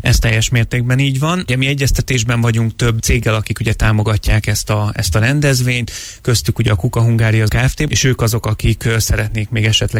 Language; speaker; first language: Hungarian; native; Hungarian